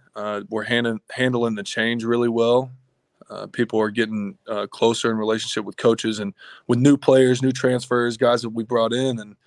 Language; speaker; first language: English; native; English